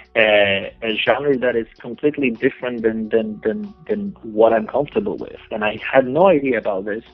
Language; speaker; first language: English; non-native, fluent; Polish